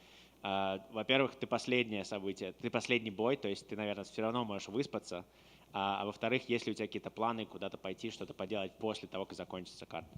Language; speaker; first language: Russian; native; Russian